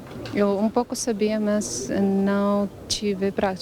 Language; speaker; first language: Portuguese; non-native, learner; Ukrainian